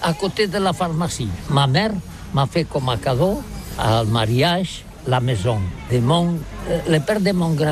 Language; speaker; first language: French; non-native, learner; Catalan